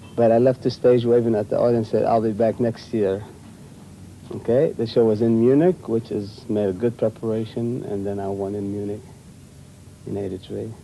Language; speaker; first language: English; non-native, fluent; Arabic